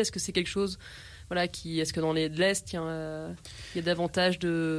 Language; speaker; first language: French; native; French